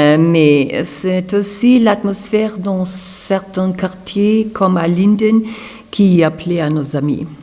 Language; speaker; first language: French; non-native, fluent; German